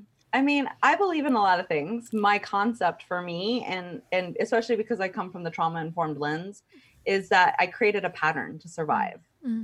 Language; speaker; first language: English; native; English